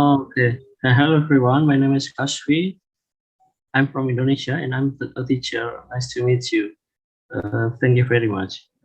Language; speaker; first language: English; non-native, learner; Indonesian